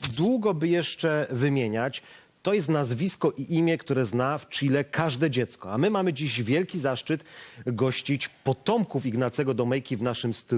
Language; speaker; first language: Polish; native; Polish